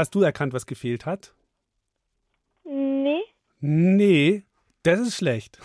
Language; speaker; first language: German; native; German